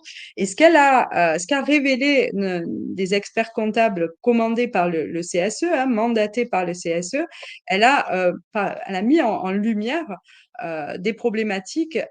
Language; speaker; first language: French; native; French